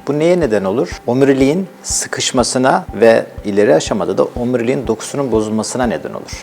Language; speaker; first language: Turkish; native; Turkish